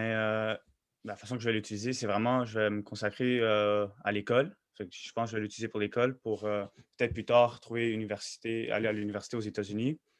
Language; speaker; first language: French; native; French